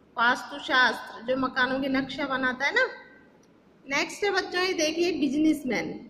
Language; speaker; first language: Hindi; native; Hindi